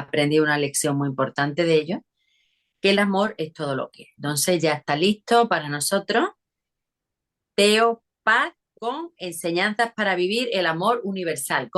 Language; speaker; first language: Spanish; native; Spanish